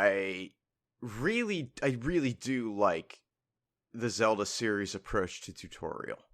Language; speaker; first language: English; native; English